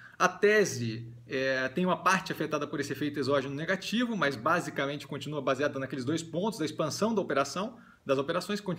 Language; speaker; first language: Portuguese; native; Portuguese